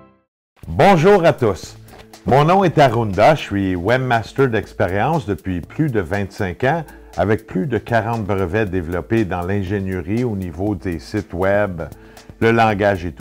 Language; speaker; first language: French; native; French